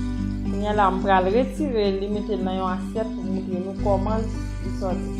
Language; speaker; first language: French; non-native, learner; Haitian Creole